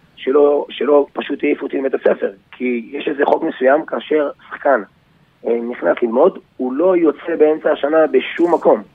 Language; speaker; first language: Hebrew; native; Hebrew